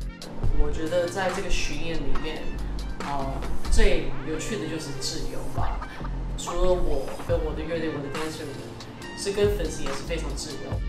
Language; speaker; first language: Chinese; non-native, fluent; English